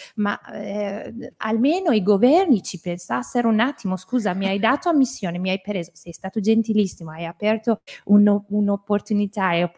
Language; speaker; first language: Italian; non-native, fluent; Persian